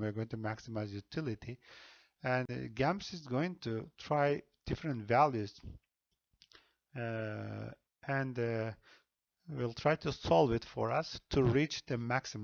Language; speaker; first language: English; non-native, fluent; Turkish